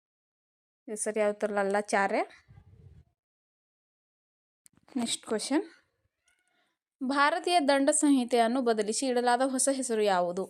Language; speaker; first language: Kannada; native; Kannada